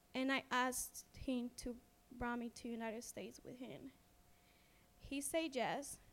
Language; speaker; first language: English; non-native, fluent; Spanish